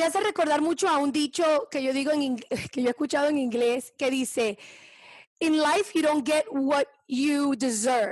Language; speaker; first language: Spanish; early bilingual, heritage; Spanish